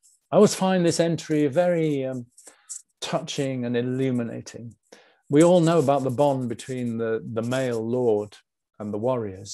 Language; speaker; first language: English; native; English